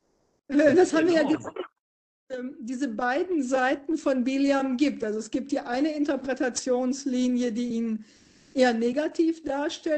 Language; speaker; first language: German; native; German